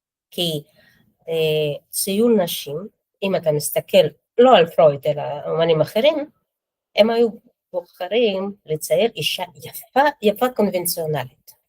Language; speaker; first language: Hebrew; non-native, fluent; Russian